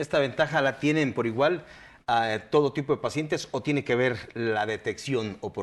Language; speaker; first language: Spanish; native; Spanish